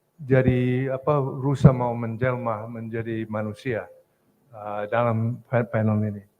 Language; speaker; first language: Malay; non-native, fluent; English